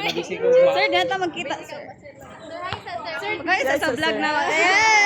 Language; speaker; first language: Filipino; non-native, local second language; Cebuano